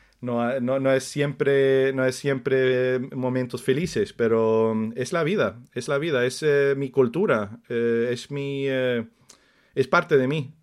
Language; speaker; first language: Spanish; early bilingual, other home language; Swedish